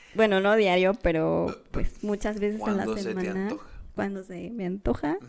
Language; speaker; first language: Spanish; native; Spanish